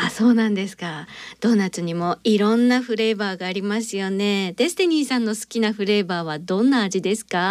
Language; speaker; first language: Japanese; native; Japanese